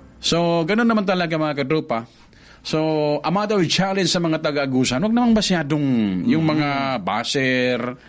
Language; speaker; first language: Filipino; non-native, local second language; Cebuano